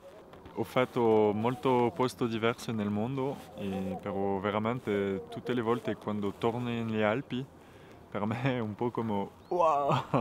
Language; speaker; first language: Italian; non-native, fluent; French